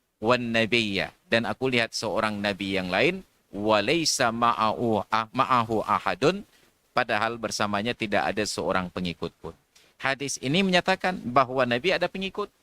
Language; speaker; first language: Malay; non-native, local second language; Achinese